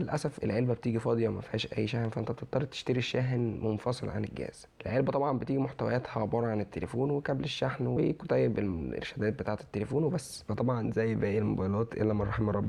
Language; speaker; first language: Arabic; native; Arabic